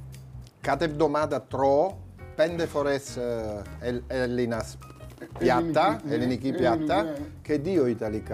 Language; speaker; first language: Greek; non-native, learner; Italian